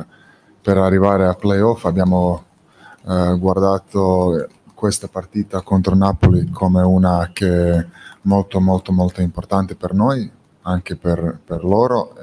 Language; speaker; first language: Italian; non-native, fluent; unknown